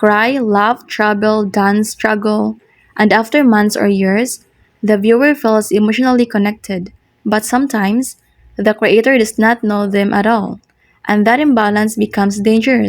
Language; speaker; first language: English; non-native, local second language; Filipino